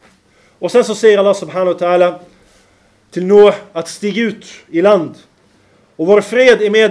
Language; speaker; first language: Swedish; non-native, fluent; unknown